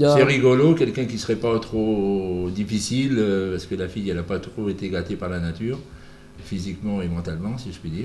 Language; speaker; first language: French; native; French